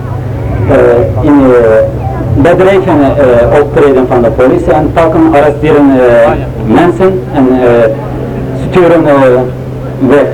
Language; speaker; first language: Dutch; non-native, learner; Turkish